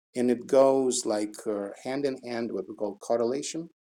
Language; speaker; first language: English; non-native, fluent; Russian